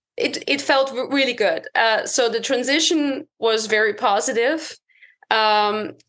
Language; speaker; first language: English; non-native, fluent; German